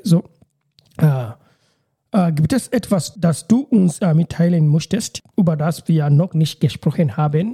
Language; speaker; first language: German; non-native, learner; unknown